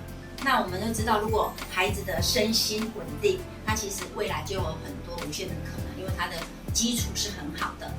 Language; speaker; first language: Chinese; non-native, local second language; Min Nan Chinese